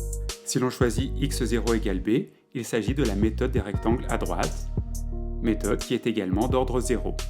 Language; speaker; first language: French; native; French